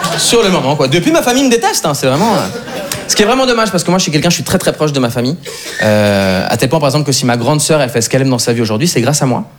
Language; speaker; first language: French; native; French